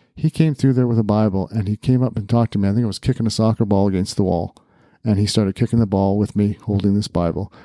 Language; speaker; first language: English; native; English